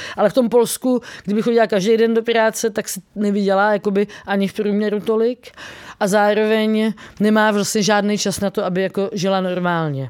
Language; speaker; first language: Czech; native; Czech